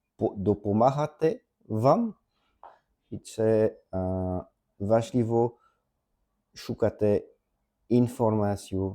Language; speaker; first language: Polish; non-native, learner; French